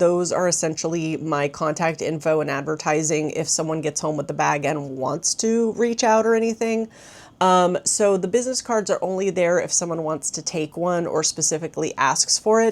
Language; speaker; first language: English; native; English